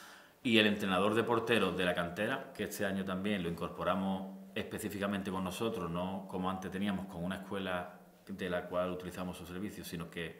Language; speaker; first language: Spanish; native; Spanish